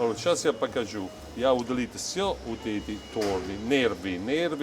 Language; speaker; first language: Russian; non-native, learner; Italian